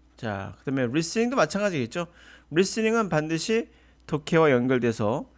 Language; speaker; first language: Korean; native; Korean